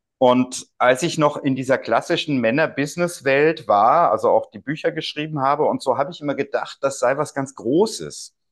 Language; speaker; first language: German; native; German